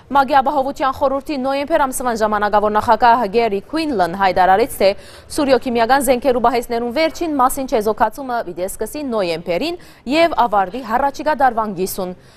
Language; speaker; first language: Armenian; early bilingual, heritage; Armenian